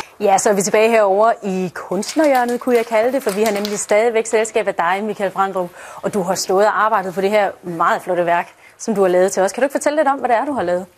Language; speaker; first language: Danish; native; Danish